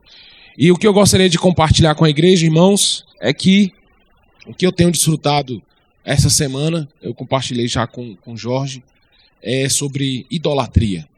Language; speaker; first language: Portuguese; native; Portuguese